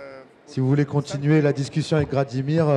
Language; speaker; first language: French; native; French